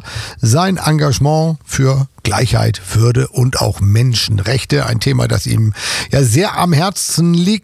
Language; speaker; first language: German; native; German